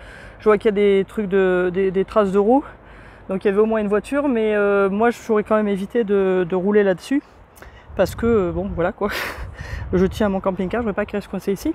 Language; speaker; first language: French; native; French